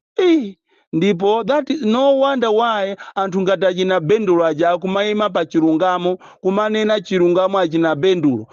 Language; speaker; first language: Nyanja; native; Nyanja